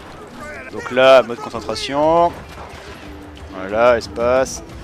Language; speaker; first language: French; native; French